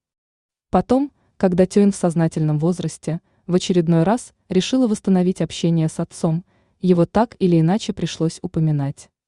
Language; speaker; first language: Russian; native; Russian